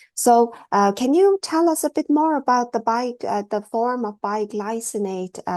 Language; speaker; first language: English; non-native, fluent; Mongolian